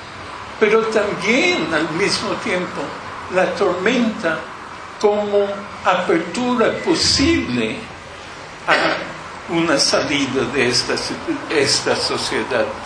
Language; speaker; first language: Spanish; non-native, fluent; English